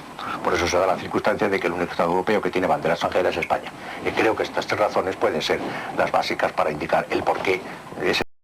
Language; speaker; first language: Spanish; native; Spanish